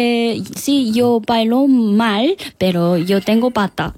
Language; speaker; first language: Spanish; non-native, learner; Korean